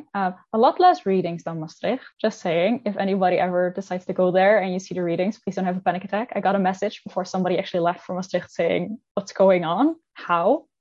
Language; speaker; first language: English; non-native, fluent; Dutch